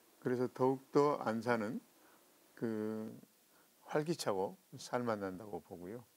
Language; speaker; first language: Korean; native; Korean